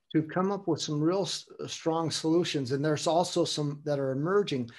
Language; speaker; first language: English; native; English